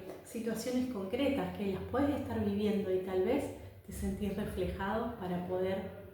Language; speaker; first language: Spanish; native; Spanish